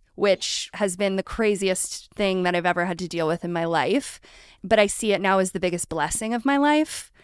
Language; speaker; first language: English; native; English